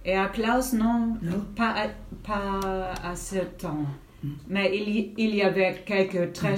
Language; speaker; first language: French; non-native, fluent; German